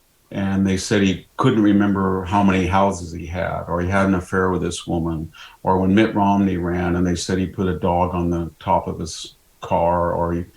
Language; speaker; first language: English; native; English